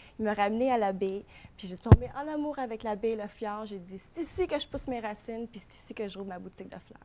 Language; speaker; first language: French; non-native, local second language; English